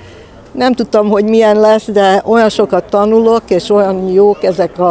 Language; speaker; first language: Hungarian; early bilingual, heritage; Hungarian